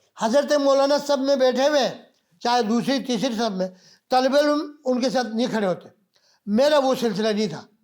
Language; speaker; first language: Urdu; non-native, local second language; Balti